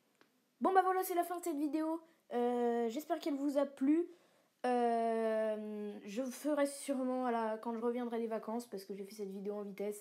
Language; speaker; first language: French; native; French